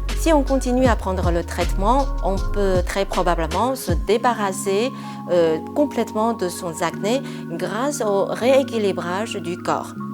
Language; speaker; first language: French; non-native, fluent; Chinese